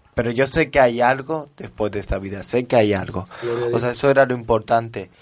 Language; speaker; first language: Spanish; early bilingual, heritage; French